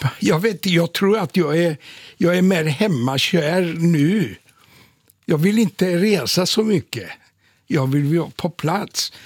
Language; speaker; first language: Swedish; non-native, fluent; Polish